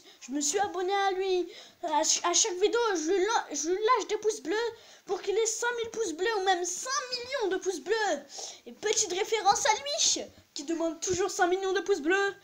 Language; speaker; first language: French; native; French